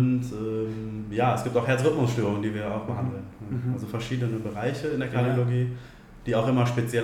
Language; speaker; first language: German; native; German